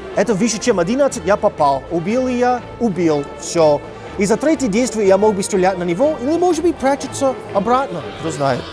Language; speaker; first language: Russian; non-native, fluent; English